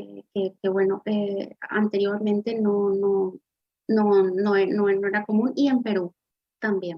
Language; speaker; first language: Spanish; native; Spanish